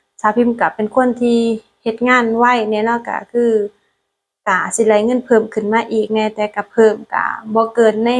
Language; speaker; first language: Thai; non-native, learner; Lao